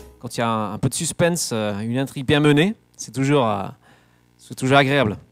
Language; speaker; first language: French; non-native, fluent; English